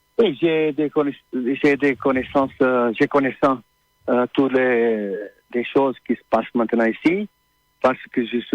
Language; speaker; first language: French; non-native, learner; Portuguese